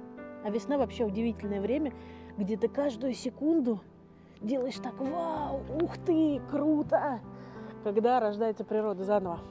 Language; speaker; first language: Russian; native; Russian